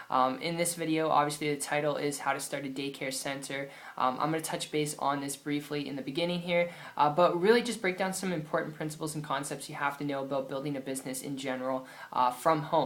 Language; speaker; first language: English; native; English